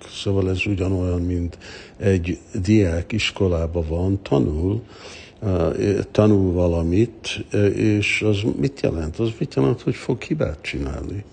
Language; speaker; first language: Hungarian; early bilingual, heritage; Hungarian